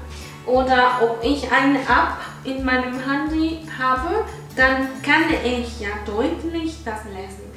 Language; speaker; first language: German; non-native, fluent; Spanish